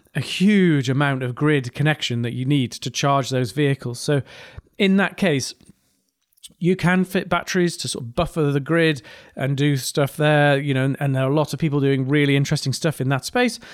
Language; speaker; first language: English; native; English